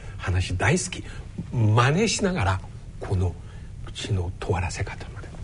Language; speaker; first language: Japanese; non-native, fluent; Chinese